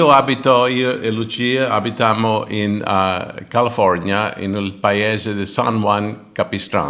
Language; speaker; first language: Italian; early bilingual, heritage; Italian